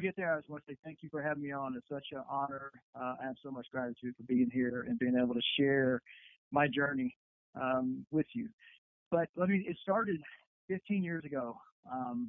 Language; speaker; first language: English; native; English